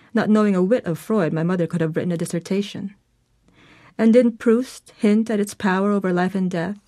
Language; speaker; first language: English; non-native, local second language; Filipino